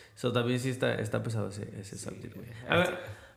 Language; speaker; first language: Spanish; native; Spanish